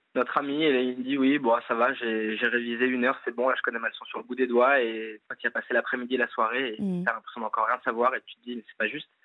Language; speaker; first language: French; native; French